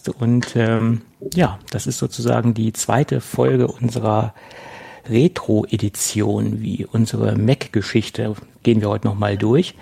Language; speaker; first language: German; native; German